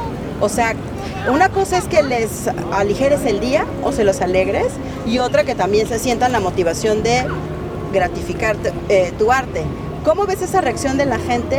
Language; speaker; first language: Spanish; native; Spanish